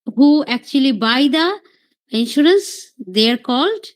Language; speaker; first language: English; non-native, local second language; Bangla